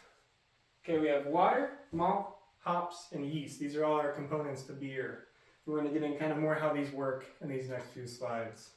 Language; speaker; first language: English; native; English